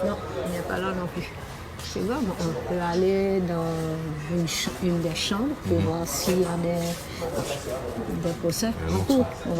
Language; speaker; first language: French; non-native, local second language; Haitian Creole